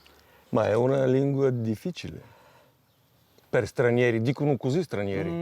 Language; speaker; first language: Italian; non-native, learner; Bulgarian